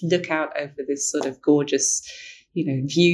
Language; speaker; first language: English; native; English